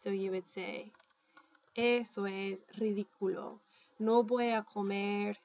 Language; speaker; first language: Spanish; non-native, fluent; English